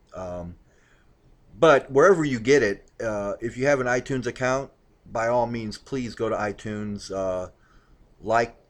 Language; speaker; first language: English; native; English